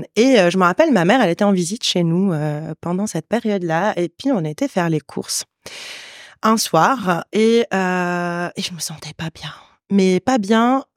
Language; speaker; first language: French; non-native, local second language; Arabic